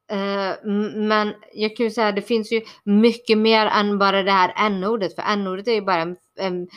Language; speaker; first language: Swedish; early bilingual, other home language; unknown